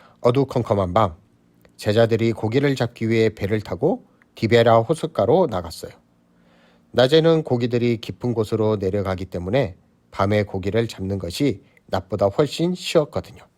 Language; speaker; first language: Korean; native; Korean